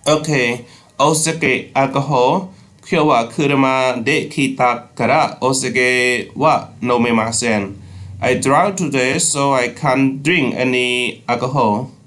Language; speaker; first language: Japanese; non-native, learner; Khmer